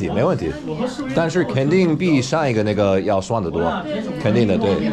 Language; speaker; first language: Chinese; non-native, fluent; English